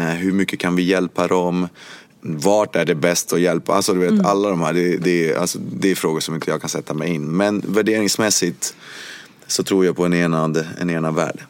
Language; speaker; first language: Swedish; early bilingual, other home language; Spanish